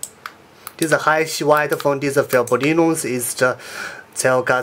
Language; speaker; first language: German; non-native, learner; Chinese